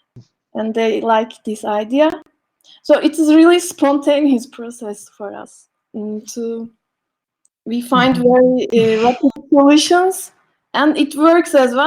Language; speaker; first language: English; non-native, learner; Turkish